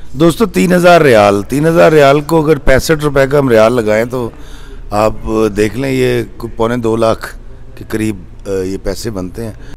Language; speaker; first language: Urdu; non-native, local second language; Punjabi